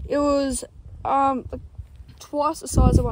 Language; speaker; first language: English; native; English